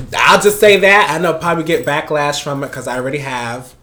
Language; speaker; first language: English; non-native, fluent; Spanish